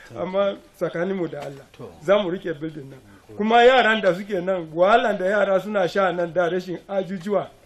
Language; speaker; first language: Hausa; non-native, local second language; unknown